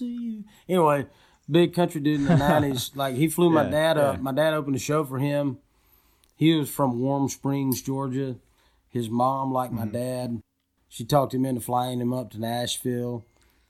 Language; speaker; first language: English; native; English